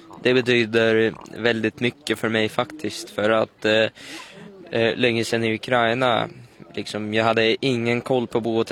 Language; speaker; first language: Swedish; early bilingual, other home language; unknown